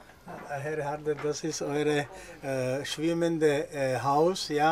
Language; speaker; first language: German; non-native, learner; Slovak